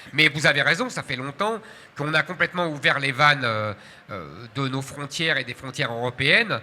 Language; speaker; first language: French; native; French